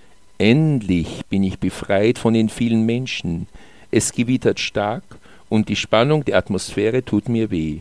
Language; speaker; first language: German; native; German